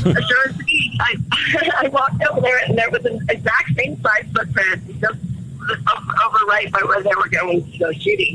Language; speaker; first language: English; native; English